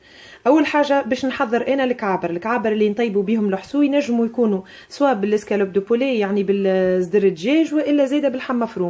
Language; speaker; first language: Arabic; native; Arabic